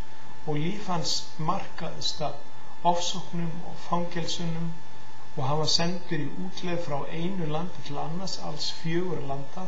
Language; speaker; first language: Icelandic; native; Icelandic